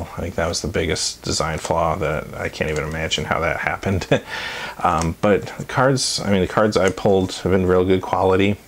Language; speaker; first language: English; native; English